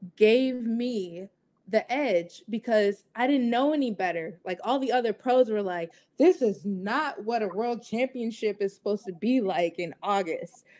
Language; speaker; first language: English; native; English